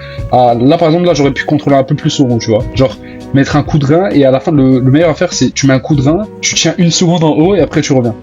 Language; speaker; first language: French; native; French